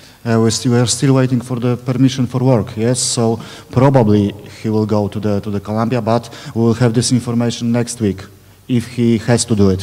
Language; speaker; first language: English; non-native, learner; Polish